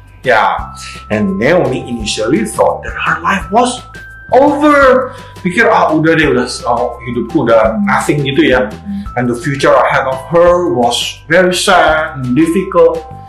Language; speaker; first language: English; non-native, fluent; Indonesian